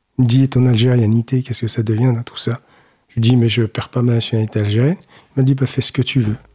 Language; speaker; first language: French; early bilingual, other home language; Kabyle